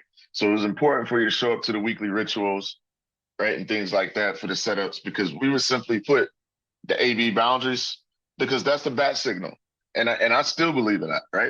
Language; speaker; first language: English; native; English